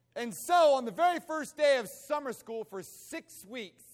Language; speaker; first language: English; native; English